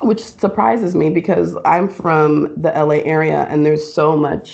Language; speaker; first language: English; native; English